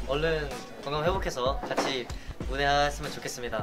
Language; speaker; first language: Korean; native; Korean